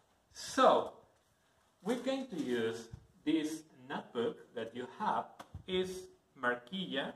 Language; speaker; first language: English; non-native, learner; Spanish